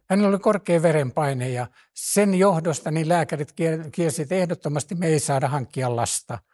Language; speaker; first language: Finnish; native; Finnish